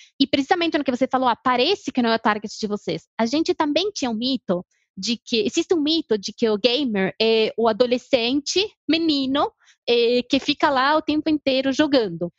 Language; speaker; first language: Portuguese; non-native, fluent; Spanish